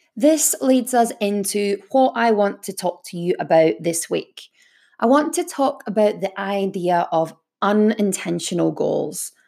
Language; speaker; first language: English; native; English